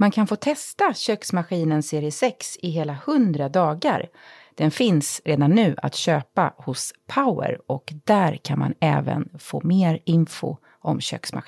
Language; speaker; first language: Swedish; native; Swedish